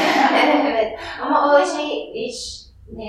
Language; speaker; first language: Turkish; non-native, learner; English